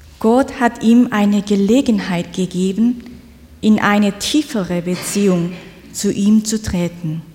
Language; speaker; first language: German; non-native, fluent; Korean